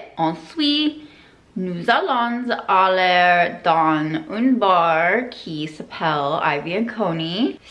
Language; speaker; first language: French; non-native, learner; English